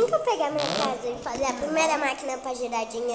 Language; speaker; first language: Portuguese; native; Portuguese